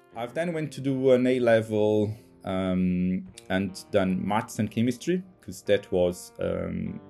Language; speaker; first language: English; non-native, fluent; Portuguese